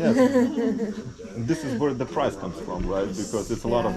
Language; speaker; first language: English; non-native, fluent; German